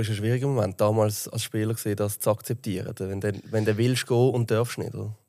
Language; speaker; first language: German; native; German